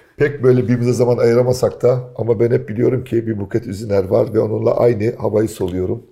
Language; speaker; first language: Turkish; native; Turkish